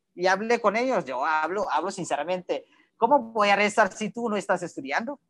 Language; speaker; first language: Spanish; non-native, fluent; Indonesian